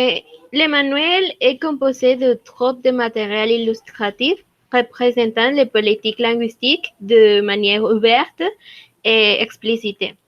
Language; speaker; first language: French; non-native, learner; Spanish